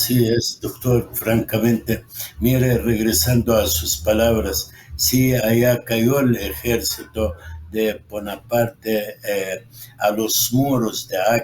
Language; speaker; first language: Spanish; non-native, fluent; Arabic